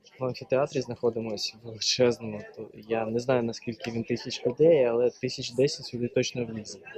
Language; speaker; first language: Ukrainian; native; Ukrainian